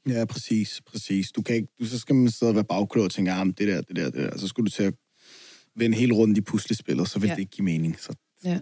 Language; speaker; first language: Danish; early bilingual, other home language; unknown